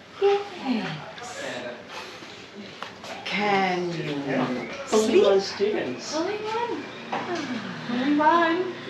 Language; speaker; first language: English; non-native, learner; Turkish